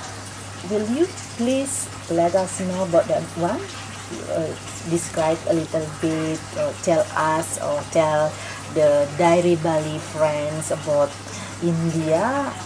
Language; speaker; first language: English; non-native, local second language; Indonesian